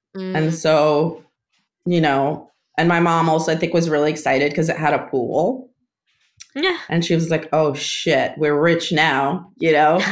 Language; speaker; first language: English; early bilingual, other home language; Russian